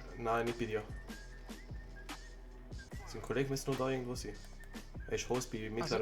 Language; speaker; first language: German; native; German